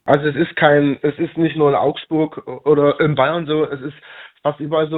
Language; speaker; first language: German; native; German